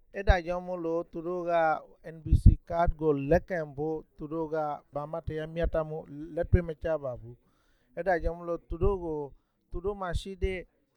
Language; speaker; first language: Burmese; non-native, local second language; Rohingya